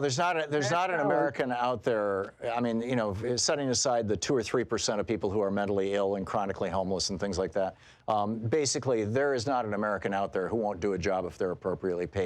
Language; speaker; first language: English; native; English